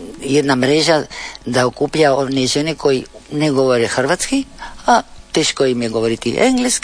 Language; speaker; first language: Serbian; early bilingual, heritage; Spanish